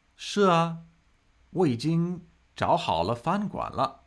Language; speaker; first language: Chinese; non-native, fluent; English